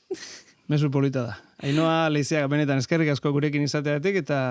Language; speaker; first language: Basque; native; Basque